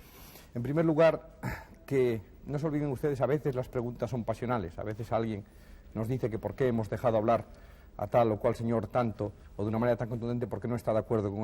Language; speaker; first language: Spanish; native; Spanish